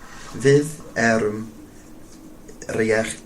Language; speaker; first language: Icelandic; non-native, learner; English